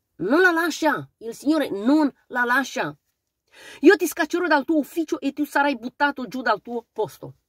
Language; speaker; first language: Italian; non-native, fluent; Romanian